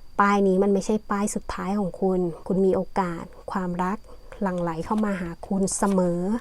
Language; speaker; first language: Thai; native; Thai